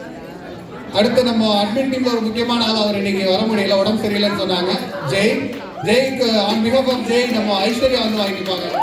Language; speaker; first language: Tamil; native; Tamil